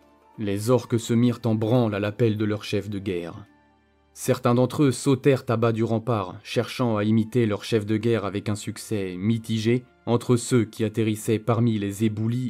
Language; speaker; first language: French; native; French